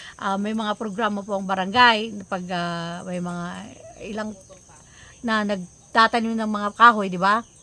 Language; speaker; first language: Filipino; non-native, local second language; Iloko